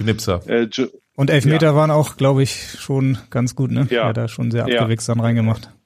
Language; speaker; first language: German; native; German